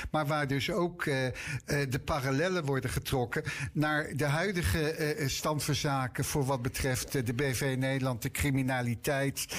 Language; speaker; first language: Dutch; native; Dutch